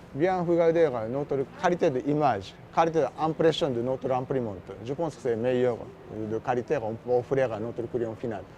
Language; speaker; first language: French; non-native, learner; Japanese